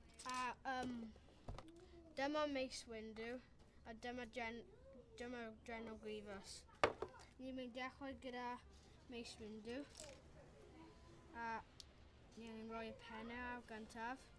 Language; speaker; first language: Welsh; non-native, local second language; English